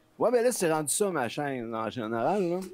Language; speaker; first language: French; native; French